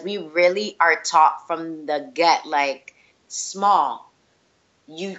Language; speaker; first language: English; early bilingual, other home language; Spanish